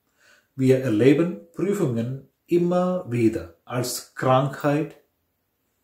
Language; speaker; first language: German; non-native, fluent; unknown